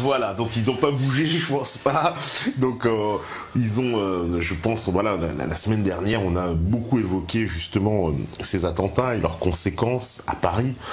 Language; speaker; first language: French; native; French